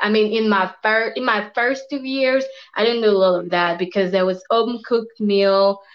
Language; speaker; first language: English; non-native, fluent; French